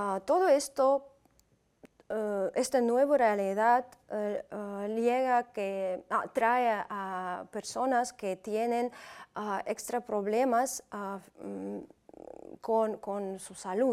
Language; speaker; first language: Spanish; non-native, fluent; Uzbek